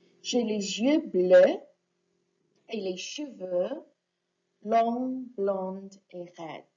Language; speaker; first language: French; non-native, fluent; English